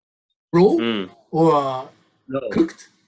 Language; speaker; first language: English; non-native, learner; Japanese